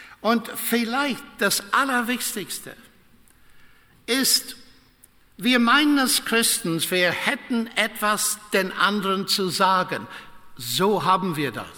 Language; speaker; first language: German; non-native, fluent; English